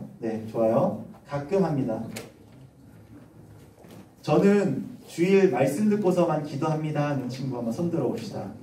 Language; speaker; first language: Korean; native; Korean